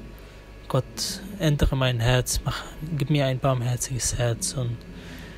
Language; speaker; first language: German; non-native, fluent; Arabic